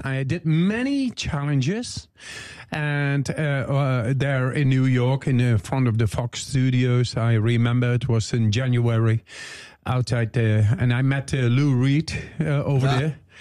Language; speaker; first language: English; non-native, fluent; Dutch